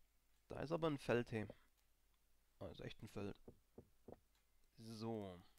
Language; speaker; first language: German; native; German